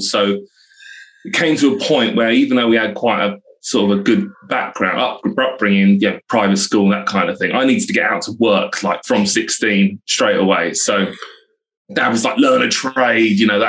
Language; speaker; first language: English; native; English